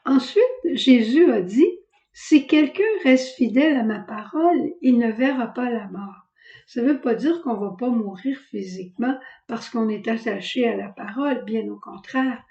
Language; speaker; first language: French; native; French